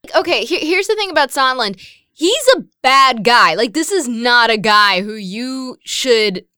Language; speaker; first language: English; native; English